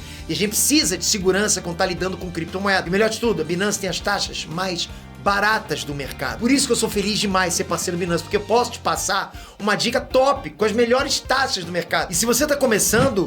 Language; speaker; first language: Portuguese; native; Portuguese